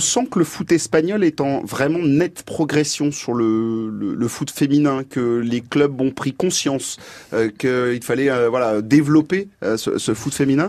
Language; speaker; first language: French; native; French